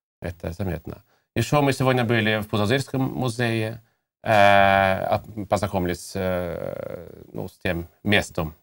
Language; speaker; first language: Russian; native; Russian